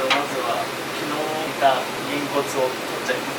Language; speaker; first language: Japanese; native; Japanese